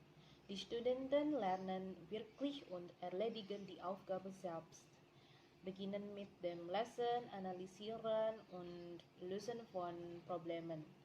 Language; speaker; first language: German; non-native, learner; Indonesian